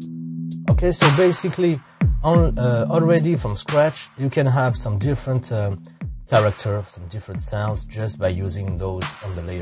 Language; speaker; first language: English; non-native, fluent; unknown